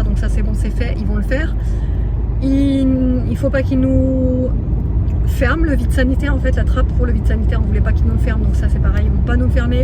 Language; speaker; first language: French; native; French